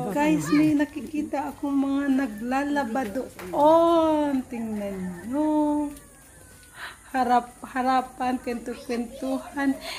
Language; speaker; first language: Filipino; non-native, local second language; Bikol